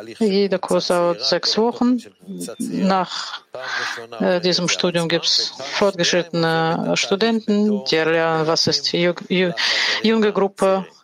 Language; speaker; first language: German; non-native, fluent; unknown